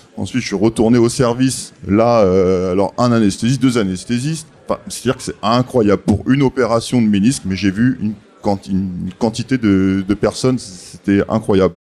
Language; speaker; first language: French; native; French